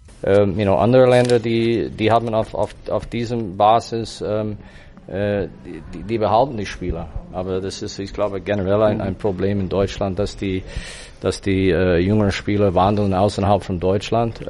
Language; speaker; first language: German; non-native, fluent; English